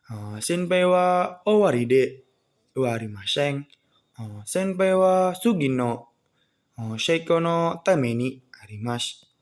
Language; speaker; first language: Japanese; non-native, learner; Indonesian